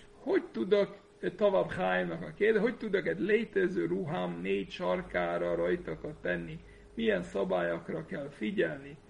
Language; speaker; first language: Hungarian; non-native, fluent; English